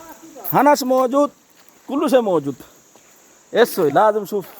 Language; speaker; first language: Arabic; non-native, learner; Bangla